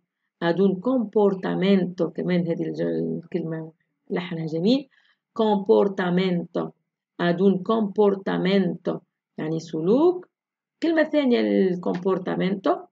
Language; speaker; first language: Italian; non-native, fluent; Arabic